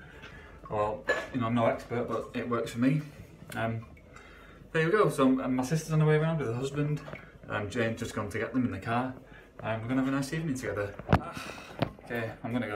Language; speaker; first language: English; native; English